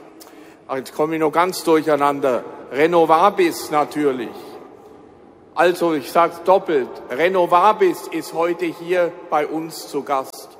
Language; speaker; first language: German; native; German